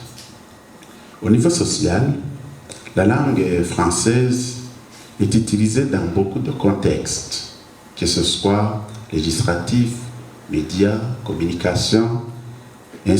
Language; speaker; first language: French; non-native, local second language; Rundi